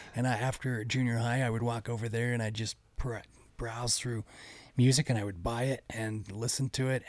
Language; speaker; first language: English; native; English